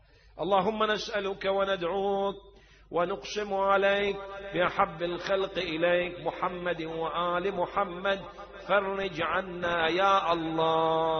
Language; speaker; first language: Arabic; native; Arabic